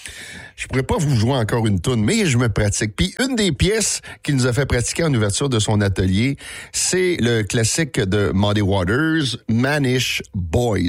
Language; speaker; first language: French; native; French